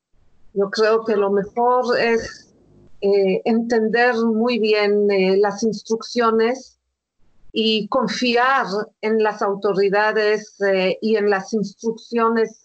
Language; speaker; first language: Spanish; non-native, fluent; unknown